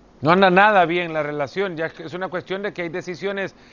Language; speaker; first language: Spanish; native; Spanish